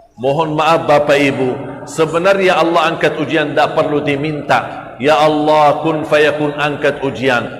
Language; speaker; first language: Malay; non-native, fluent; Arabic